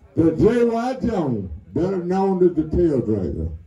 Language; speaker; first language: English; native; English